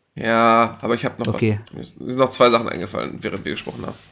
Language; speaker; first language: German; native; German